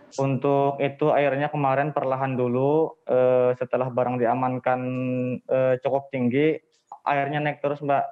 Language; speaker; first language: Indonesian; native; Indonesian